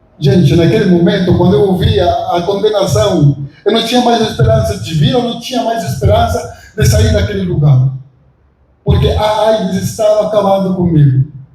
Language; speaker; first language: Portuguese; non-native, fluent; Spanish